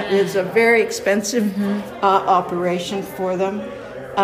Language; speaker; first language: English; native; English